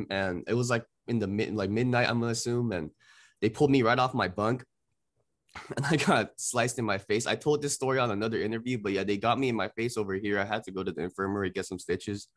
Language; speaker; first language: English; native; English